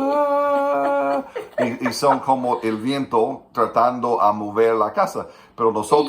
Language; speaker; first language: Spanish; non-native, fluent; English